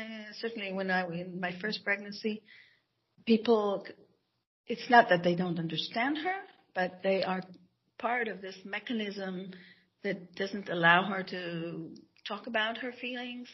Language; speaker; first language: English; non-native, fluent; Hebrew